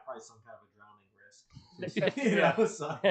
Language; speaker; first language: English; native; English